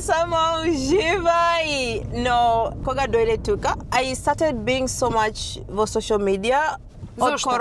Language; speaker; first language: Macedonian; non-native, learner; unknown